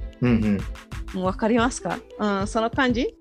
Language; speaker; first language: Japanese; non-native, fluent; Spanish